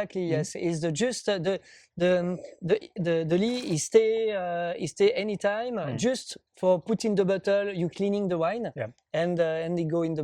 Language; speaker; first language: English; non-native, learner; French